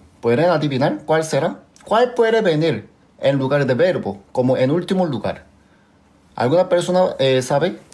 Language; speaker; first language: Spanish; non-native, fluent; Korean